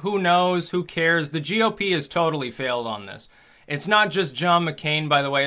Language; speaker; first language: English; native; English